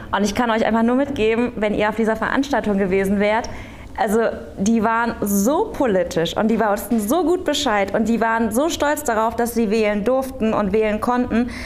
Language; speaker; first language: German; early bilingual, other home language; Korean